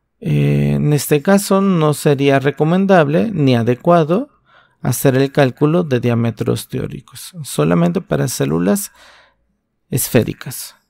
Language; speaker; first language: Spanish; native; Spanish